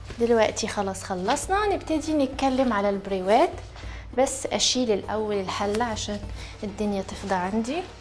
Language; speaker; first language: Arabic; native; Arabic